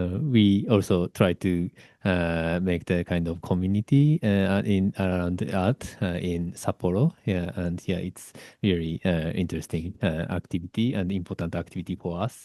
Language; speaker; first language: English; non-native, learner; Japanese